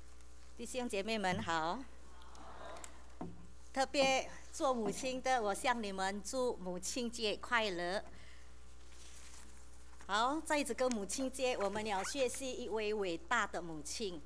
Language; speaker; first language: Chinese; native; Chinese